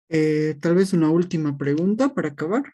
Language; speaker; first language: Spanish; native; Spanish